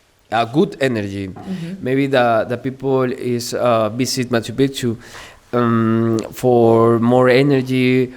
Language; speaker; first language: English; non-native, learner; Spanish